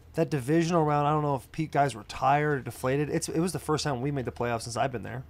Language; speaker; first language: English; native; English